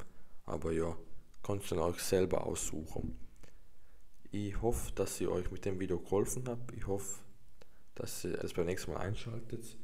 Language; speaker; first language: German; native; German